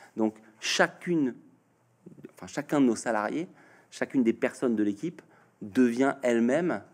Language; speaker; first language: French; native; French